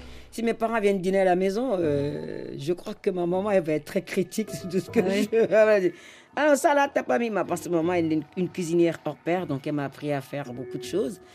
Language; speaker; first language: French; non-native, local second language; Fon